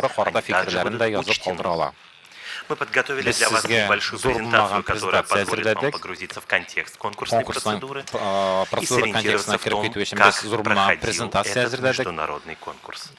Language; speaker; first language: Russian; native; Russian